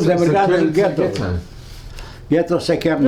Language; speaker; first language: Hebrew; non-native, fluent; Yiddish